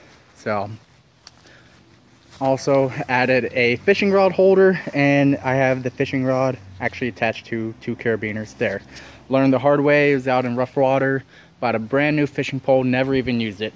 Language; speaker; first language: English; native; English